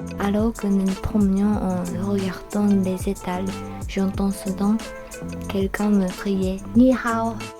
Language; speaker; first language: French; non-native, learner; Japanese